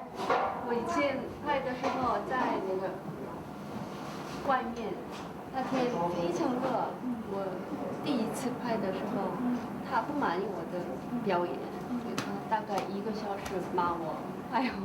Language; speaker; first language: Chinese; non-native, learner; Korean